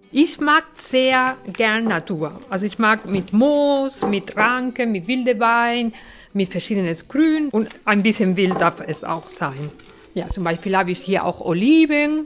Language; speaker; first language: German; non-native, fluent; Spanish